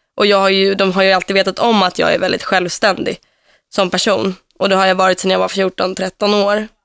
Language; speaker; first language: Swedish; early bilingual, heritage; Swedish